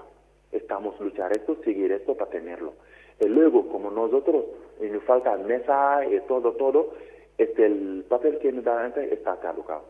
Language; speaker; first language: Spanish; non-native, learner; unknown